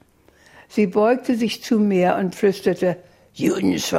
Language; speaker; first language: German; native; German